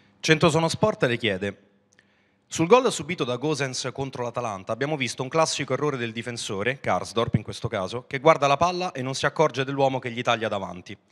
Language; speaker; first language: Italian; native; Italian